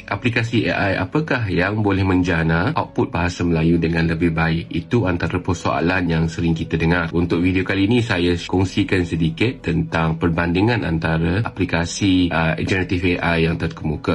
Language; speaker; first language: Malay; native; Malay